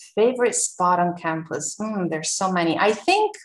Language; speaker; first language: English; non-native, fluent; Italian